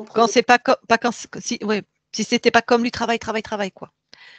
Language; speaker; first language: French; native; French